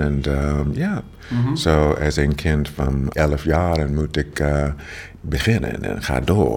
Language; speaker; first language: Dutch; non-native, learner; English